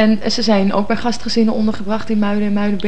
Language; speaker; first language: Dutch; native; Dutch